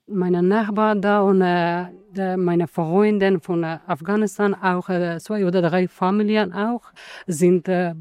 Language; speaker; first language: German; non-native, learner; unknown